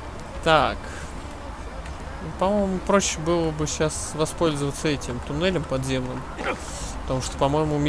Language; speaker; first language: Russian; native; Russian